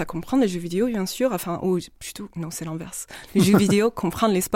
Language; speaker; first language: French; non-native, fluent; English